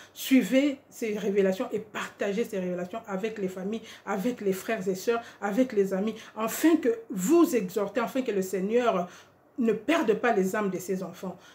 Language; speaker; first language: French; non-native, local second language; Lingala